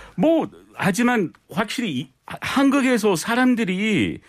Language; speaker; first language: Korean; non-native, learner; English